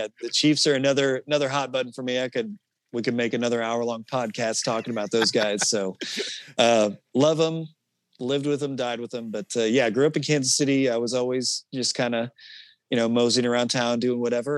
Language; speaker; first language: English; native; English